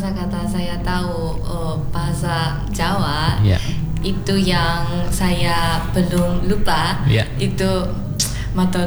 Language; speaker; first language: Indonesian; non-native, learner; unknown